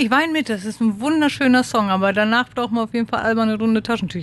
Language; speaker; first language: German; native; German